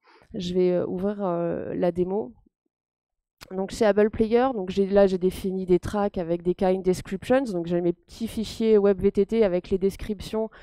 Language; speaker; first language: French; native; French